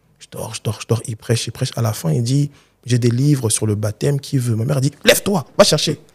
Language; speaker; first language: French; early bilingual, other home language; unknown